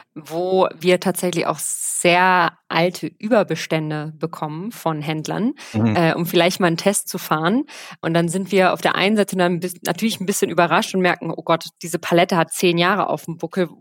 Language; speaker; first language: German; native; German